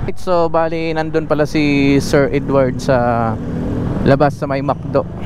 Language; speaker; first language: Filipino; native; Filipino